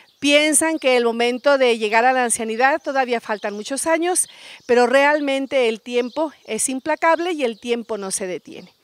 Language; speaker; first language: Spanish; native; Spanish